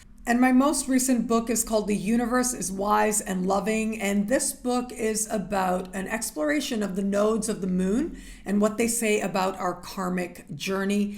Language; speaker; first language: English; native; English